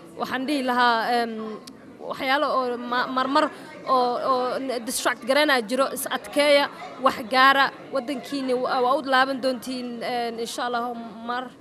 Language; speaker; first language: Somali; early bilingual, heritage; Somali